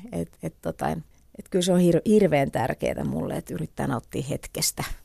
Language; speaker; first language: Finnish; native; Finnish